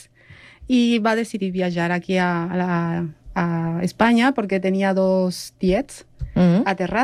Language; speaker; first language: Catalan; non-native, fluent; Spanish